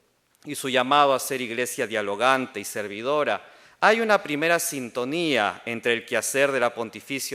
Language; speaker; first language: Spanish; native; Spanish